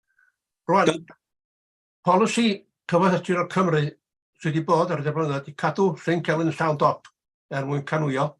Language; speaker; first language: Welsh; native; Welsh